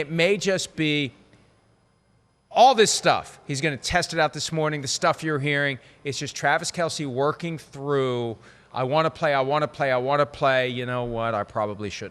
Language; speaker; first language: English; native; English